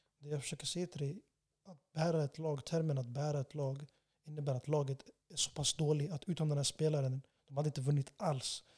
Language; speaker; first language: Swedish; early bilingual, other home language; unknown